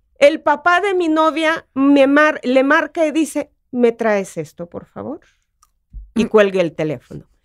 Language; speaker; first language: Spanish; non-native, fluent; Russian